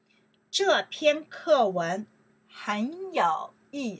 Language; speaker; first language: Chinese; non-native, learner; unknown